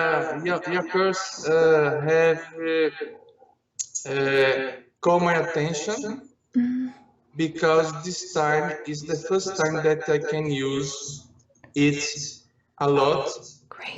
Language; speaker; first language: English; non-native, learner; Portuguese